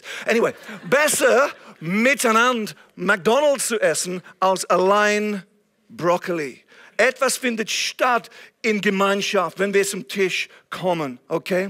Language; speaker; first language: German; non-native, fluent; English